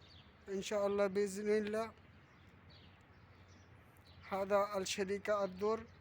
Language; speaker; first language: Arabic; non-native, learner; Bangla